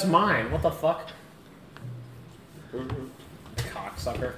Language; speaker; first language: English; native; English